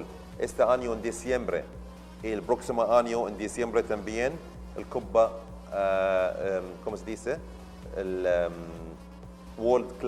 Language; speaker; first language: Spanish; non-native, learner; Arabic